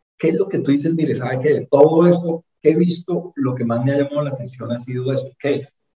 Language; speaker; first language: Spanish; native; Spanish